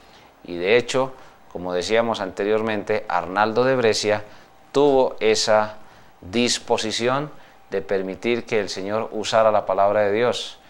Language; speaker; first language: Spanish; native; Spanish